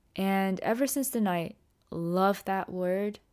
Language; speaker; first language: English; early bilingual, other home language; Japanese